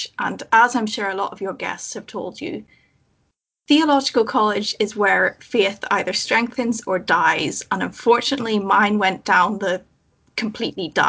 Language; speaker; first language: English; native; English